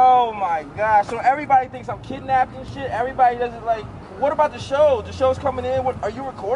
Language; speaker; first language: English; native; English